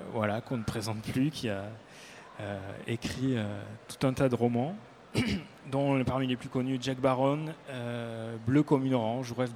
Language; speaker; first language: French; native; French